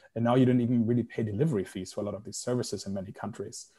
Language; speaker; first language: English; non-native, fluent; German